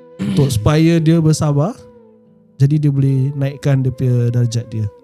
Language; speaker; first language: Malay; native; Malay